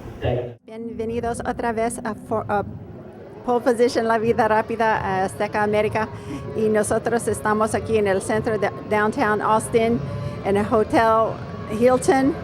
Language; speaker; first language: Spanish; non-native, learner; English